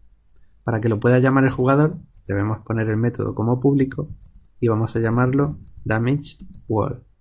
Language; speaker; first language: Spanish; native; Spanish